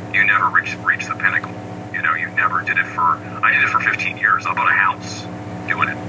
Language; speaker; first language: English; native; English